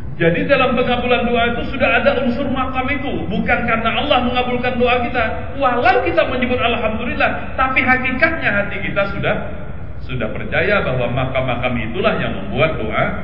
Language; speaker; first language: Indonesian; native; Indonesian